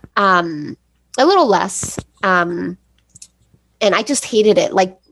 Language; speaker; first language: English; early bilingual, other home language; Spanish